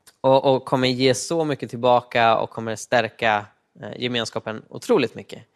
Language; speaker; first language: Swedish; native; Swedish